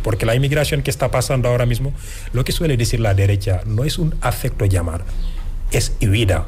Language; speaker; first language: Spanish; non-native, fluent; Wolof